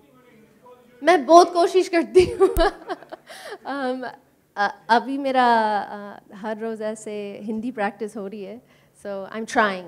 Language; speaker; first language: Hindi; non-native, learner; English